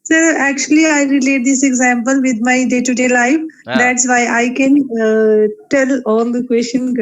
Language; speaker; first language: English; non-native, learner; Hindi